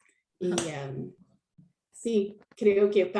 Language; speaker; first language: Spanish; non-native, learner; French